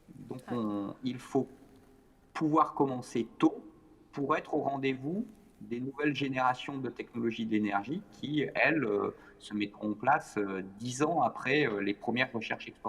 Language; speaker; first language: French; native; French